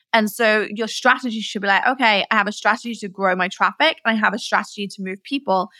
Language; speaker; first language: English; native; English